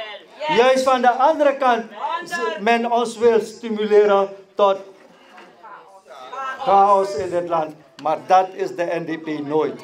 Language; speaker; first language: Dutch; native; Dutch